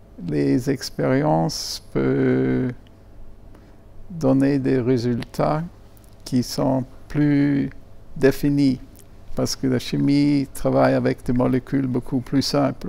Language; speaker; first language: French; non-native, fluent; German